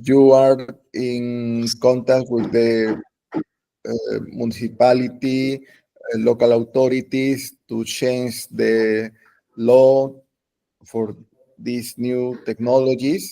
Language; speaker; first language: English; non-native, learner; Spanish